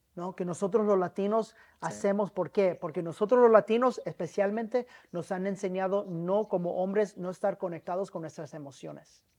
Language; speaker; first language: Spanish; early bilingual, heritage; Spanish